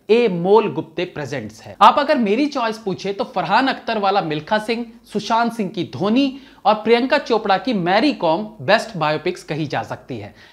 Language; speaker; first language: Hindi; native; Hindi